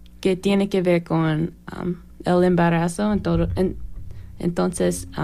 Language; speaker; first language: Spanish; non-native, learner; English